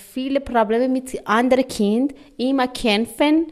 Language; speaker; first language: German; non-native, learner; Persian